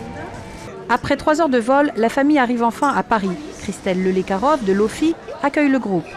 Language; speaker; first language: French; native; French